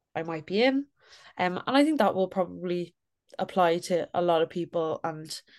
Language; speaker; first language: English; native; English